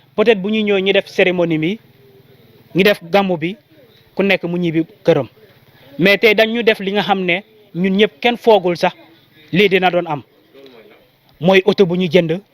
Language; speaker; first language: Wolof; non-native, local second language; Jola-Fonyi